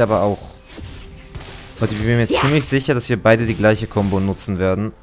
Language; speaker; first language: German; native; German